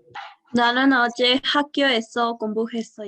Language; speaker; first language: Korean; non-native, learner; Spanish